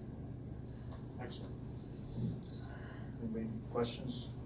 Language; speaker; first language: English; native; English